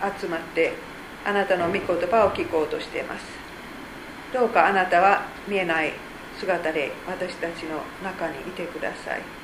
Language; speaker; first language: Japanese; non-native, fluent; Finnish